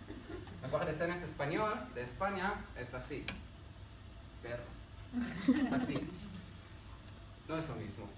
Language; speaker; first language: Spanish; non-native, learner; Hebrew